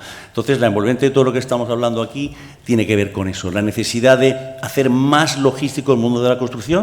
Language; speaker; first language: Spanish; native; Spanish